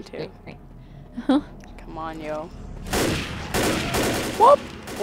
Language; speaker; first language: English; native; English